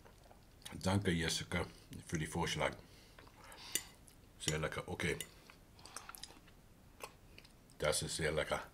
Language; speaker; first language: German; non-native, learner; English